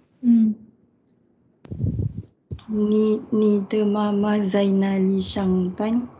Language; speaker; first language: Chinese; non-native, learner; Malay